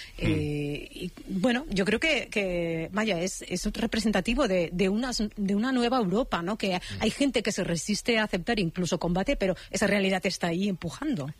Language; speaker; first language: Spanish; native; Spanish